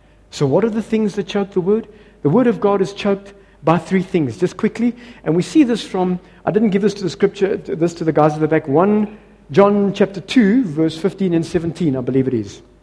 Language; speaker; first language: English; non-native, local second language; Afrikaans